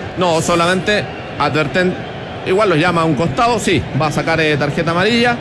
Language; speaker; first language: Spanish; native; Spanish